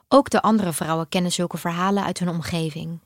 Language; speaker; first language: Dutch; native; Dutch